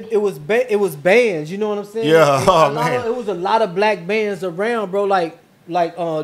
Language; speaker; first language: English; native; English